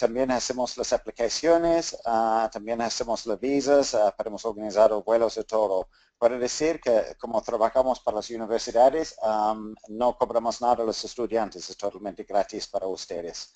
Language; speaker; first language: Spanish; non-native, fluent; English